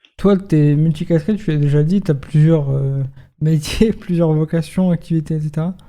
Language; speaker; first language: French; native; French